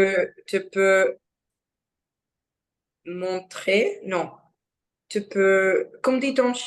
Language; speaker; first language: French; non-native, learner; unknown